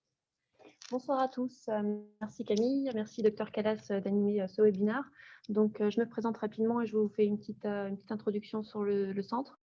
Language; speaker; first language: French; native; French